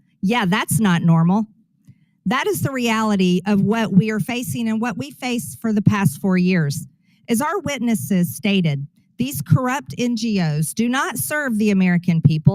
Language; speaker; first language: English; native; English